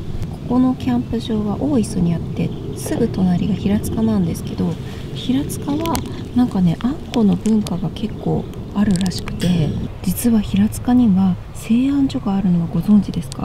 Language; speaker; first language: Japanese; native; Japanese